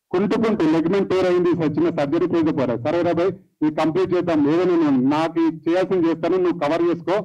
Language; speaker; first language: Telugu; native; Telugu